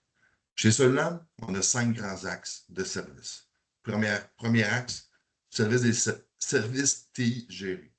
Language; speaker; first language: French; native; French